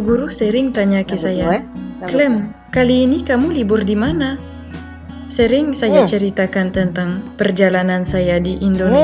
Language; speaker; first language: Indonesian; non-native, fluent; French